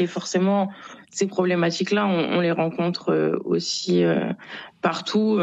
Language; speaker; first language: French; native; French